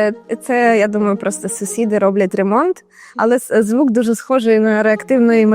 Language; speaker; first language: Ukrainian; native; Ukrainian